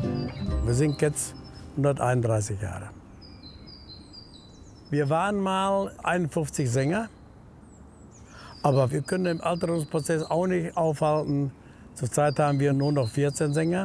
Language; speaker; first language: German; native; German